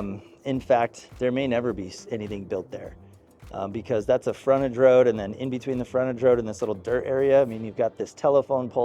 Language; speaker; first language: English; native; English